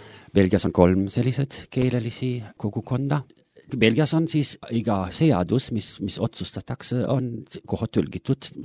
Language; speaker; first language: Estonian; non-native, fluent; German